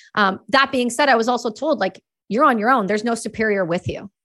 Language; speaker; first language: English; native; English